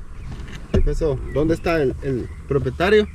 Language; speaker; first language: Spanish; native; Spanish